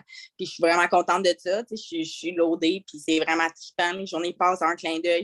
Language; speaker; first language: French; native; French